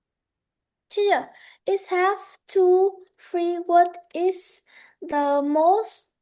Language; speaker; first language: English; non-native, learner; Vietnamese